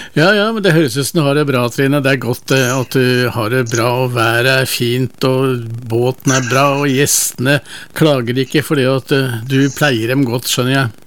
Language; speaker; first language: Norwegian; native; Norwegian